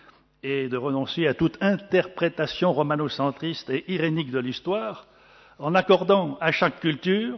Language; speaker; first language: French; native; French